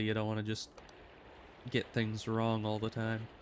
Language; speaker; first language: English; native; English